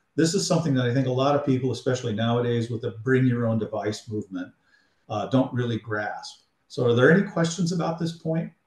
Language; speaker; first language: English; native; English